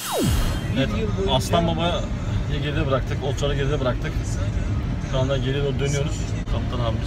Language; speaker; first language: Turkish; native; Turkish